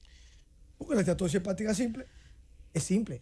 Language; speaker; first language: Spanish; native; Spanish